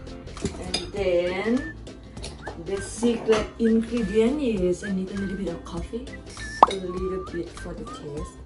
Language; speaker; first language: English; non-native, learner; Thai